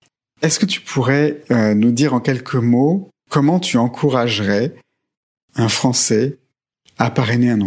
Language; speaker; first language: French; native; French